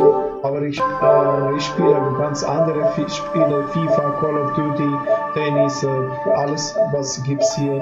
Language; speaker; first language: German; non-native, fluent; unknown